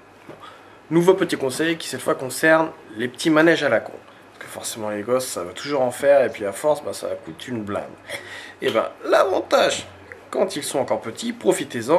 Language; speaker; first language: French; native; French